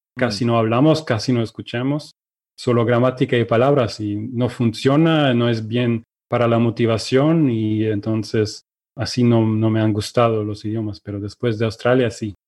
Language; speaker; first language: Spanish; non-native, fluent; Russian